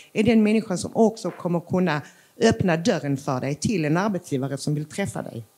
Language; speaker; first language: Swedish; early bilingual, other home language; Macedonian